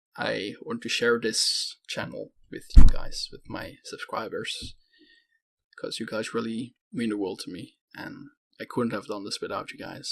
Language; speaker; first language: English; non-native, fluent; Dutch